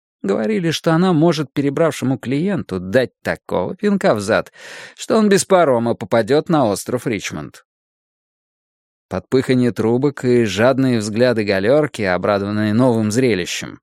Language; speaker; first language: Russian; native; Russian